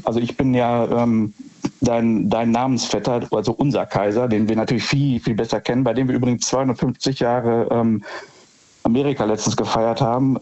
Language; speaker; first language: German; native; German